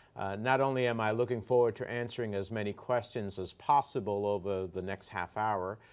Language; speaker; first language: English; early bilingual, other home language; Spanish